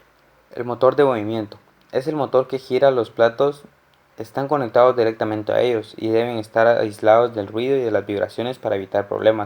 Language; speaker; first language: Spanish; native; Spanish